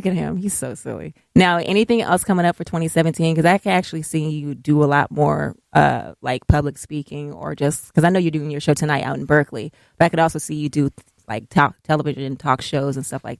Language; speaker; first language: English; native; English